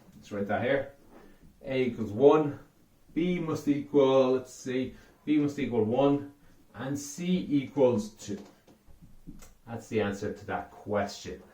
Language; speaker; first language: English; native; English